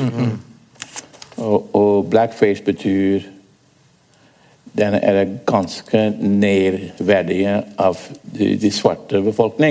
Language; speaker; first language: Norwegian; non-native, fluent; English